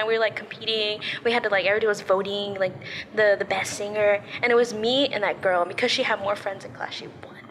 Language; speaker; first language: English; early bilingual, other home language; Spanish